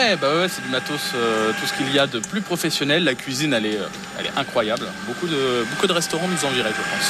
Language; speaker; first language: French; native; French